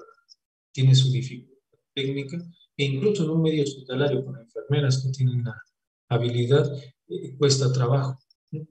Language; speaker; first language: Spanish; native; Spanish